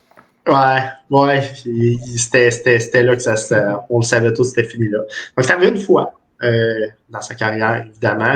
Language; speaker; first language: French; native; French